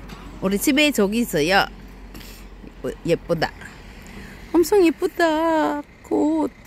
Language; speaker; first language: Korean; non-native, learner; Filipino